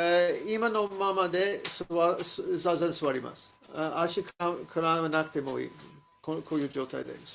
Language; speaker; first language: Japanese; non-native, learner; English